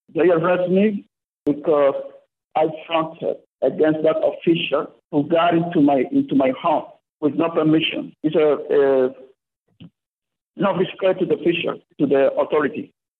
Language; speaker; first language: English; non-native, learner; Spanish